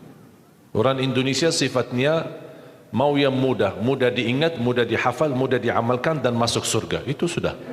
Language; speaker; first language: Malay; non-native, fluent; Arabic